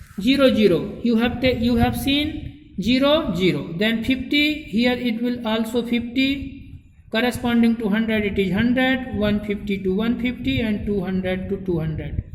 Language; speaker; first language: English; non-native, local second language; Hindi